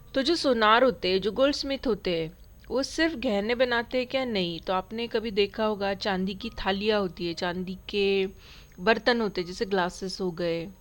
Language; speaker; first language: Hindi; non-native, local second language; Marathi